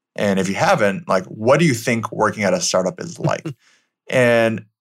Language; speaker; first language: English; native; English